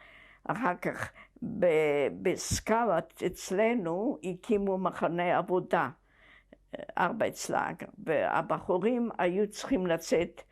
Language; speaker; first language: Hebrew; non-native, fluent; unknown